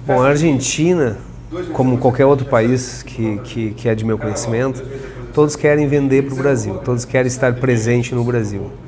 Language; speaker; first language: Portuguese; non-native, fluent; Italian